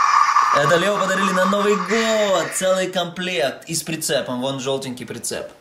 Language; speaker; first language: Russian; native; Russian